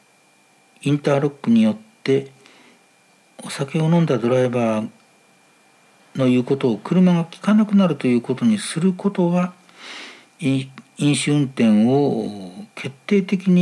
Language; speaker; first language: Japanese; native; Japanese